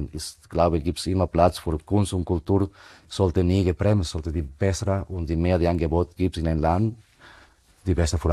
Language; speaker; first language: German; non-native, fluent; Spanish